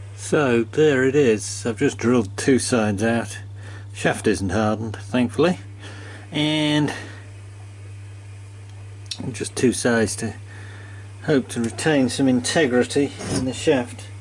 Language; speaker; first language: English; native; English